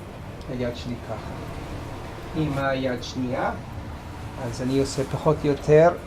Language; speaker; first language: Hebrew; non-native, fluent; English